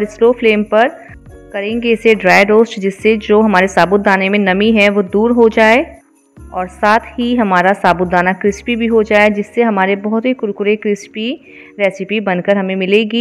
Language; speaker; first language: Hindi; native; Hindi